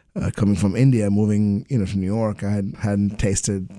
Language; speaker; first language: English; non-native, local second language; Bangla